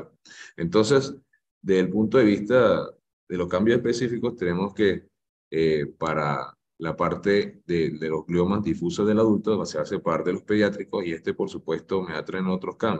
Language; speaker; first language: Spanish; native; Spanish